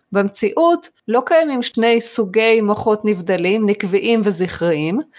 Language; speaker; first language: Hebrew; native; Hebrew